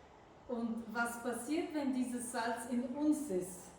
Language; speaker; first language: German; non-native, fluent; Bulgarian